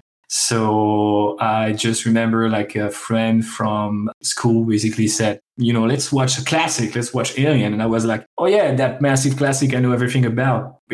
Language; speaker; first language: English; non-native, fluent; French